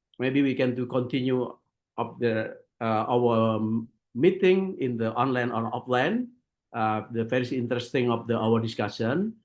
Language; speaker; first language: English; non-native, learner; Indonesian